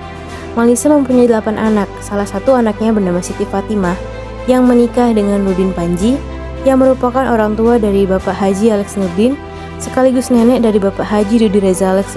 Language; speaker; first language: Indonesian; native; Indonesian